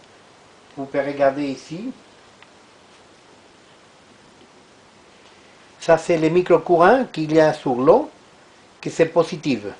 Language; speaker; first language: French; non-native, learner; Italian